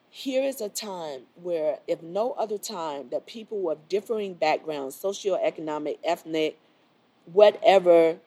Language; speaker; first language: English; native; English